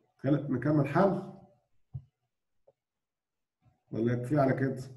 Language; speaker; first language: Arabic; native; Arabic